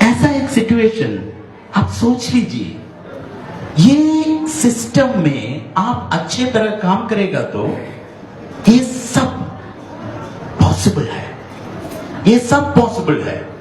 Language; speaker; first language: Hindi; non-native, learner; Nepali